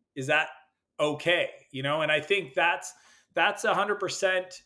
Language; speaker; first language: English; native; English